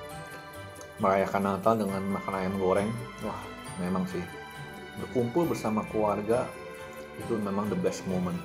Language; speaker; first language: Indonesian; native; Indonesian